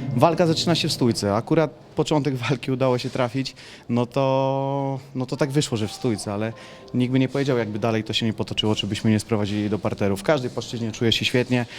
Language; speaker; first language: Polish; native; Polish